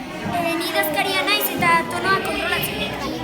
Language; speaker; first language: Basque; non-native, local second language; Spanish